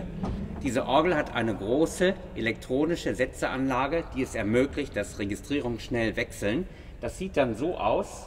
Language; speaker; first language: German; native; German